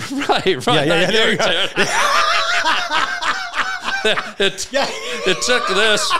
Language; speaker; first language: English; native; English